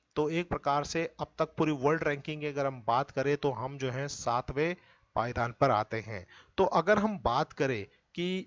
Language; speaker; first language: Hindi; native; Hindi